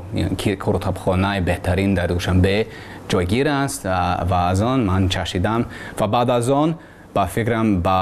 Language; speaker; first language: Persian; non-native, learner; English